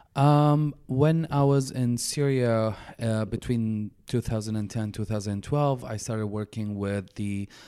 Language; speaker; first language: English; non-native, fluent; Arabic